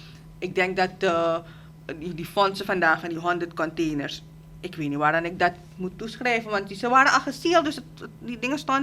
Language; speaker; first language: Dutch; native; Dutch